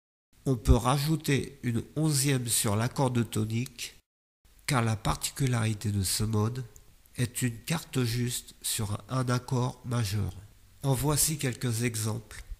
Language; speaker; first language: French; native; French